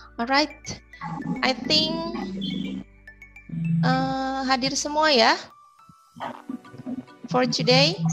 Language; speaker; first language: English; non-native, learner; Indonesian